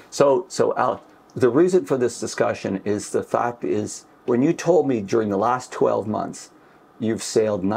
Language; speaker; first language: English; native; English